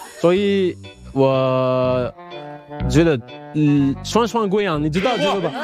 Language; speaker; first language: Chinese; non-native, learner; Arabic